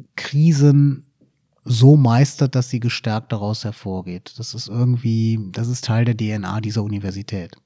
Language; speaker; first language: German; native; German